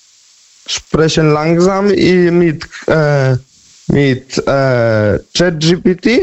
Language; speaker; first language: German; non-native, learner; Polish